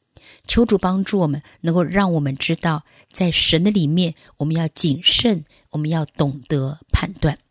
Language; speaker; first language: Chinese; native; Chinese